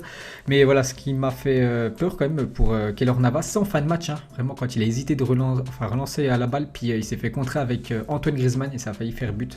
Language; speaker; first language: French; native; French